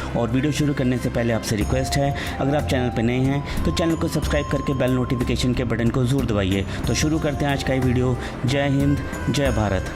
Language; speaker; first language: Hindi; native; Hindi